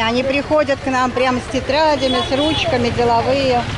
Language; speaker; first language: Russian; native; Russian